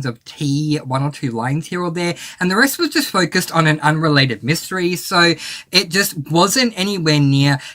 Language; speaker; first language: English; native; English